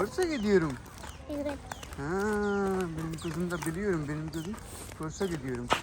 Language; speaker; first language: Turkish; non-native, learner; Urdu